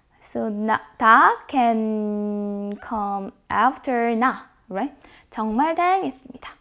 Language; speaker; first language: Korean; non-native, fluent; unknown